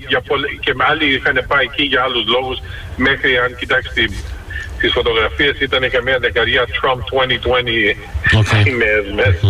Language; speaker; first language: Greek; early bilingual, heritage; Greek